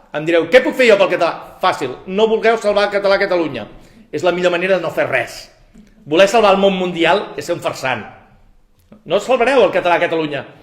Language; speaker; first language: Catalan; native; Catalan